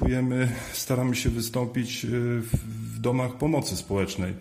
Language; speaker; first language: Polish; native; Polish